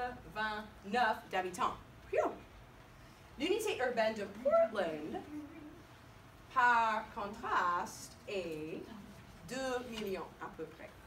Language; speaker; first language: French; non-native, fluent; English